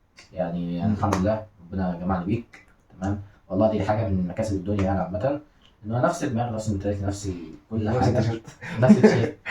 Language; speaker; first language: Arabic; native; Arabic